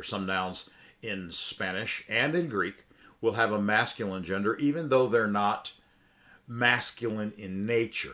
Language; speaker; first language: English; native; English